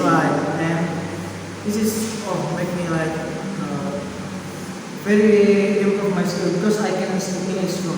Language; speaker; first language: English; non-native, learner; Indonesian